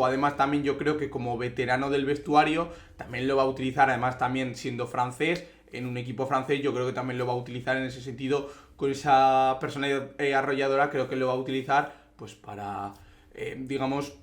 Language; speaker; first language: Spanish; native; Spanish